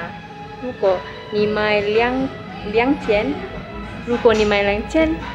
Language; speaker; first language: Chinese; non-native, learner; Malay